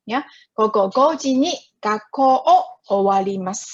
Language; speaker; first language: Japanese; non-native, fluent; Chinese